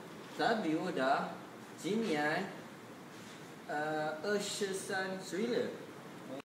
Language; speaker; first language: Chinese; non-native, learner; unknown